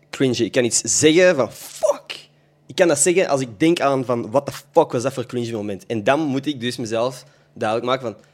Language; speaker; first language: Dutch; native; Dutch